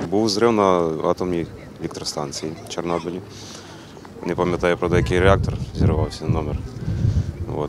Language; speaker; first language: Ukrainian; native; Ukrainian